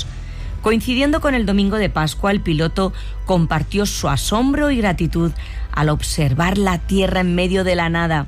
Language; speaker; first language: Spanish; native; Spanish